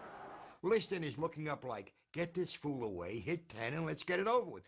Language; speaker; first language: English; native; English